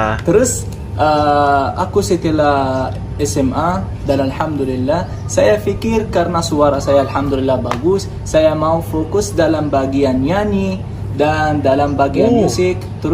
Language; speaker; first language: Indonesian; non-native, fluent; Arabic